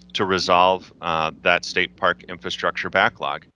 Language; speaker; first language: English; native; English